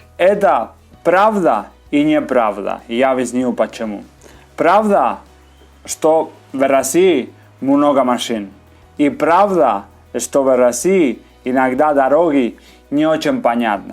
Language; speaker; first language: Russian; non-native, learner; Spanish